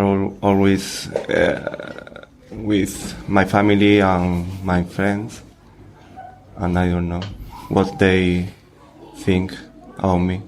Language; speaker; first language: English; non-native, learner; Spanish